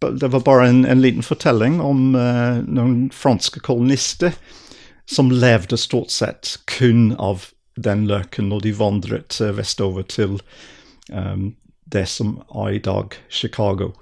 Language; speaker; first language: Norwegian; non-native, fluent; English